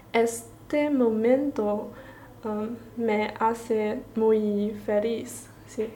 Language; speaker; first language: Spanish; non-native, learner; Chinese